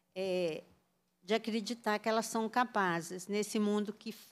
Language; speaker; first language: Portuguese; native; Portuguese